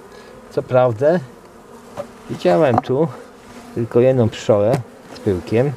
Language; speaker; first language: Polish; native; Polish